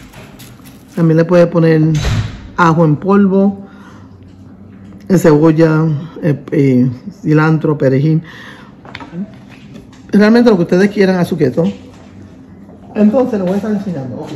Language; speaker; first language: Spanish; native; Spanish